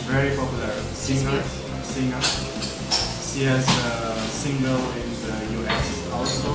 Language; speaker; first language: English; non-native, learner; Indonesian